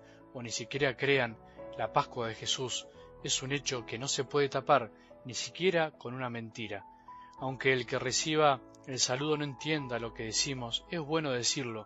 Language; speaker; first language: Spanish; native; Spanish